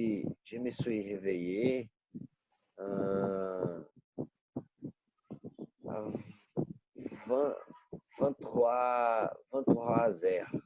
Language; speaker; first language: French; non-native, learner; Portuguese